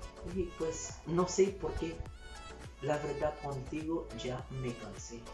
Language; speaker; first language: Spanish; non-native, learner; Haitian Creole